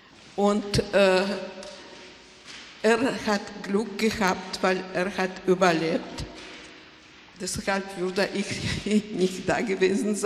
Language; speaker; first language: German; non-native, learner; Polish